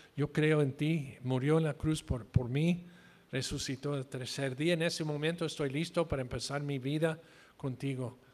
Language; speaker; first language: Spanish; non-native, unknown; English